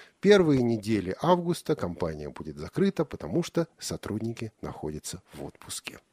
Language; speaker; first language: Russian; native; Russian